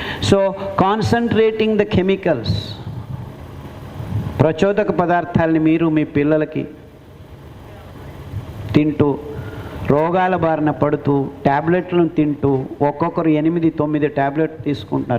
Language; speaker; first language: Telugu; native; Telugu